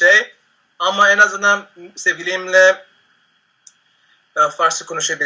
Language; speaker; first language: Turkish; non-native, learner; Spanish